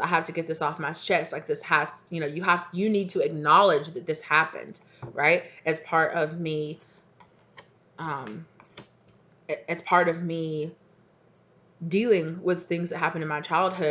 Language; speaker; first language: English; native; English